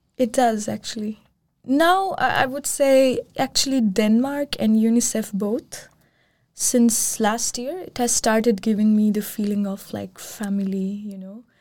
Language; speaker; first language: English; non-native, local second language; Urdu